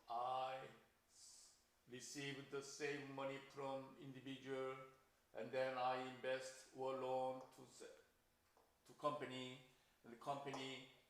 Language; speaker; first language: English; non-native, fluent; Korean